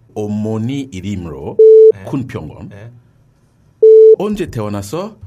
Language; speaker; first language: Korean; non-native, learner; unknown